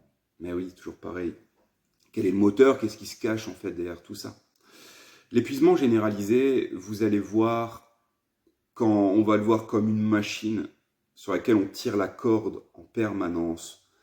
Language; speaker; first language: French; native; French